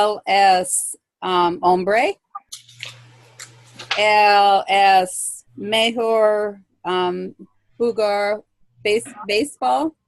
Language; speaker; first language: Spanish; non-native, learner; English